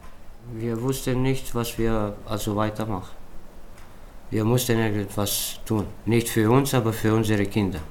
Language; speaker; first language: German; early bilingual, other home language; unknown